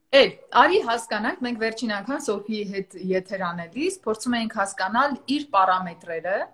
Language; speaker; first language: Armenian; native; Armenian